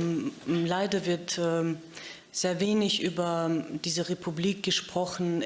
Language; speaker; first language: German; non-native, fluent; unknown